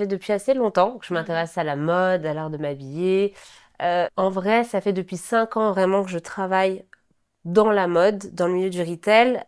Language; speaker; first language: French; native; French